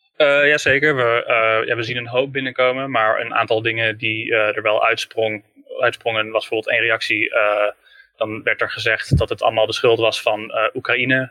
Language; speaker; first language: Dutch; native; Dutch